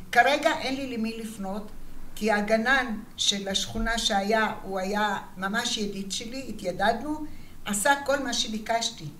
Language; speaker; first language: Hebrew; early bilingual, other home language; Arabic